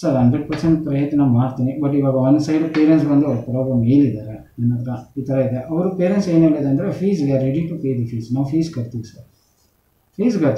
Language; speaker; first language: Kannada; non-native, local second language; Tamil